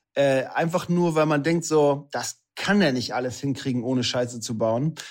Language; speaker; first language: German; native; German